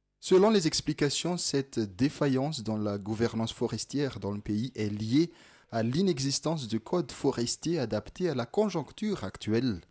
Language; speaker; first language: French; non-native, local second language; Malagasy